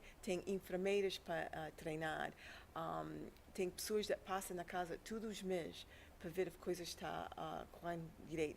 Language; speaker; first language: Portuguese; early bilingual, heritage; English